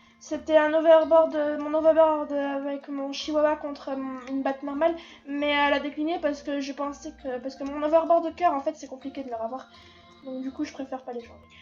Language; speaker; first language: French; native; French